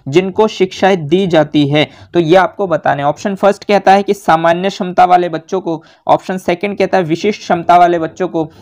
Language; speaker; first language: Hindi; native; Hindi